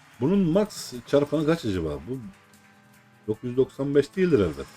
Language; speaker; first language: Turkish; native; Turkish